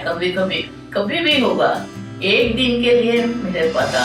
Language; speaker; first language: Hindi; non-native, local second language; Bangla